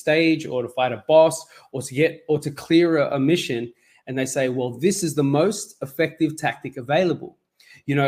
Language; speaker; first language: English; native; English